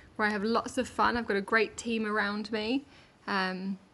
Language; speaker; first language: English; native; English